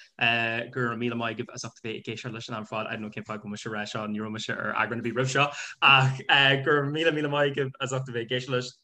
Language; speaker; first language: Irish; non-native, local second language; English